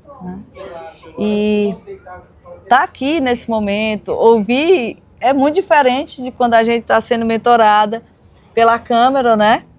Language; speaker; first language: Portuguese; native; Portuguese